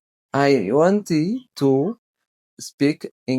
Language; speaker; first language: English; non-native, learner; Tigrinya